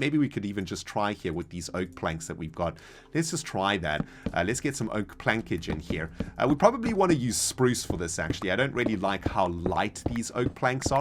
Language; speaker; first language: English; native; English